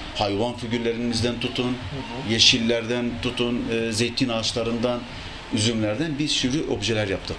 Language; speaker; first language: Turkish; native; Turkish